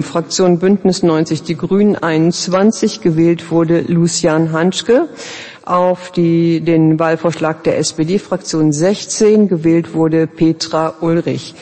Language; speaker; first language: German; native; German